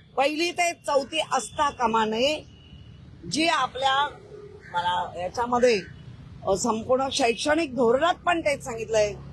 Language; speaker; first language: Marathi; native; Marathi